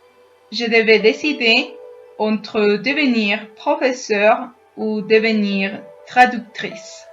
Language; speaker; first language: French; non-native, fluent; Spanish